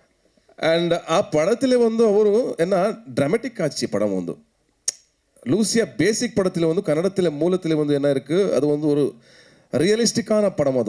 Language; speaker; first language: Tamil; non-native, local second language; Kannada